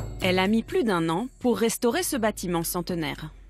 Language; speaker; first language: French; native; French